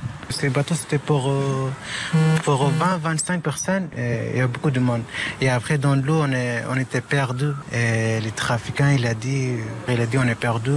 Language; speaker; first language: French; non-native, learner; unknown